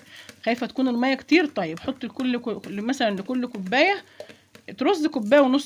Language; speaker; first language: Arabic; native; Arabic